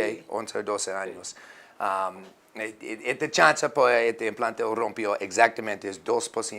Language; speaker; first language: Spanish; non-native, learner; English